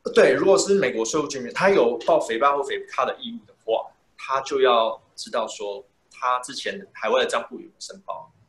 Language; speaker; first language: Chinese; native; Chinese